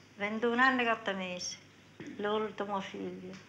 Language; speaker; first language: Italian; early bilingual, heritage; English